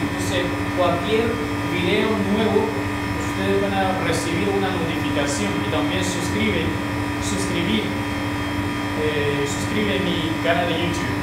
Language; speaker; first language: Spanish; non-native, learner; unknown